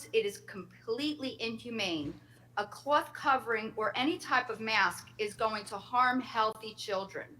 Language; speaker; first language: English; native; English